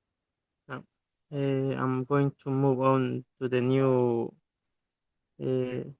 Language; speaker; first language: English; non-native, learner; Spanish